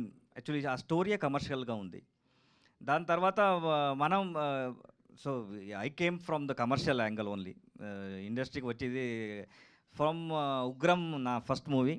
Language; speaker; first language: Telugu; non-native, learner; Kannada